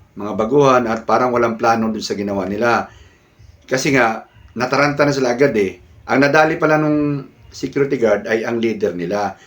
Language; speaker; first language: Filipino; native; Filipino